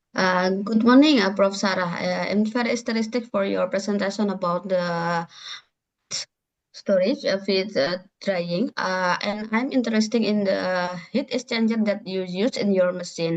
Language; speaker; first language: English; non-native, learner; Indonesian